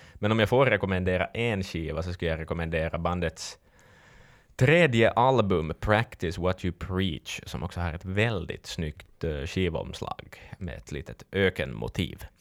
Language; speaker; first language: Swedish; native; Swedish